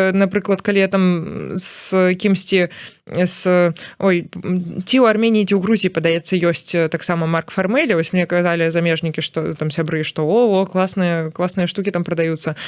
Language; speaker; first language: Belarusian; native; Belarusian